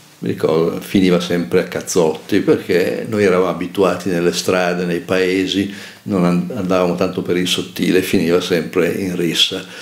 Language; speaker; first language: Italian; native; Italian